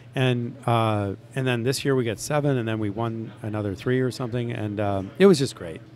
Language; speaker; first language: English; native; English